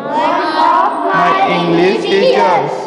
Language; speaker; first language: English; non-native, learner; Marathi